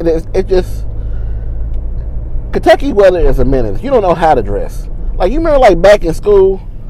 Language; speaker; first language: English; native; English